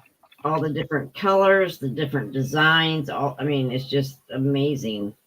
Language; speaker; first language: English; native; English